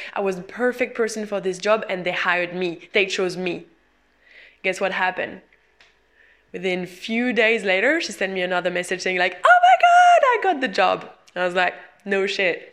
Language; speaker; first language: English; non-native, fluent; French